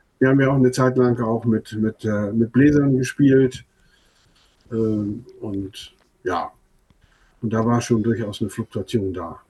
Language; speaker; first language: German; non-native, local second language; Low German